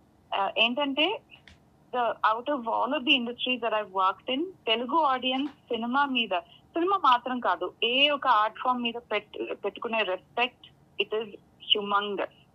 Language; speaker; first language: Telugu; non-native, fluent; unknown